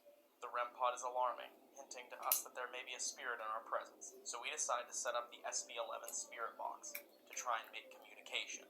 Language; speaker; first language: English; native; English